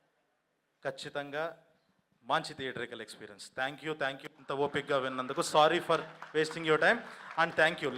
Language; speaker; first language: Telugu; native; Telugu